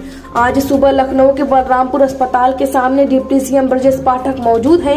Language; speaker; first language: Hindi; native; Hindi